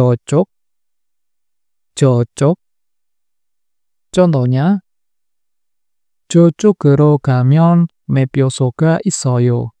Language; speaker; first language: Korean; non-native, fluent; Indonesian